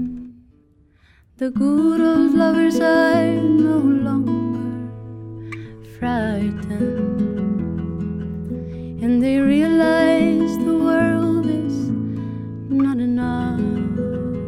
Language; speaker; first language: English; non-native, fluent; Catalan